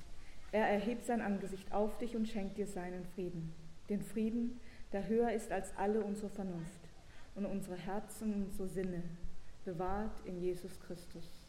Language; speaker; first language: German; native; German